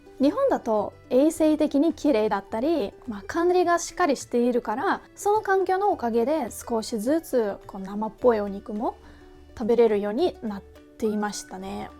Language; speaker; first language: Japanese; non-native, fluent; Russian